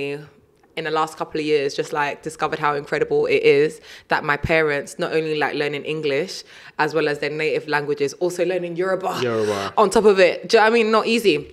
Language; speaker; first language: English; native; English